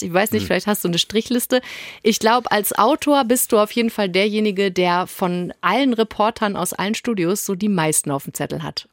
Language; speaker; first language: German; native; German